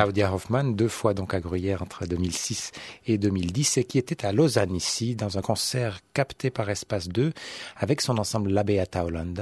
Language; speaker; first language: French; native; French